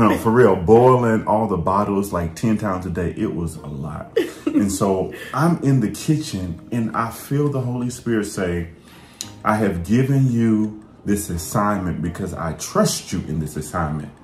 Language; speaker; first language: English; native; English